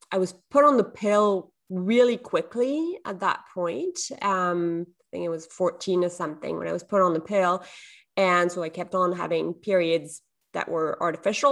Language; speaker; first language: English; non-native, fluent; French